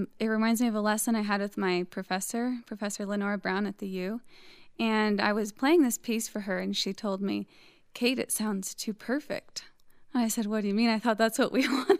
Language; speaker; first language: English; native; English